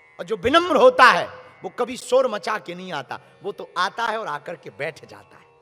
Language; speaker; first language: Hindi; native; Hindi